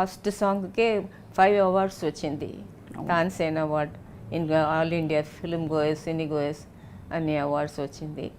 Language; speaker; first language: Telugu; non-native, local second language; Tamil